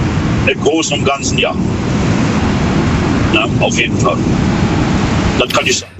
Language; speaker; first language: German; native; German